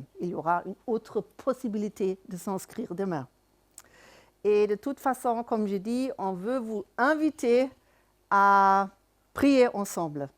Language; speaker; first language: French; non-native, fluent; German